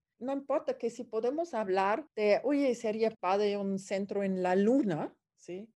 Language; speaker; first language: Spanish; non-native, fluent; German